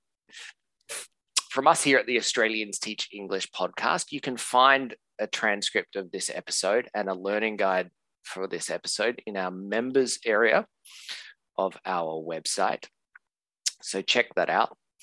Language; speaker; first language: English; native; English